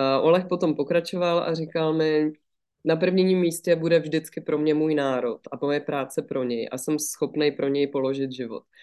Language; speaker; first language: Czech; native; Czech